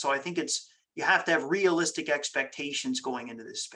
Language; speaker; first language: English; native; English